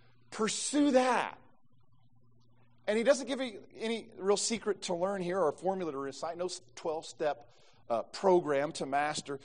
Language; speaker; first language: English; native; English